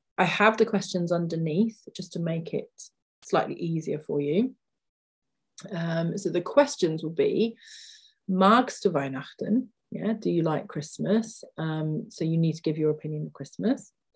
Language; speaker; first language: English; native; English